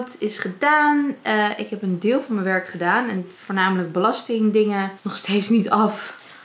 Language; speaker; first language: Dutch; early bilingual, other home language; Armenian